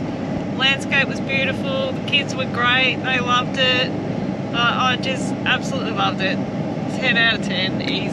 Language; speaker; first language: English; native; English